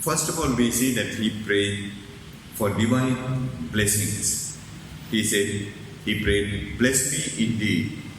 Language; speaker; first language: English; non-native, local second language; Sinhala